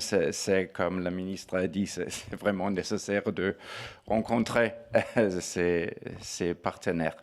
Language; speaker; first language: French; non-native, fluent; Danish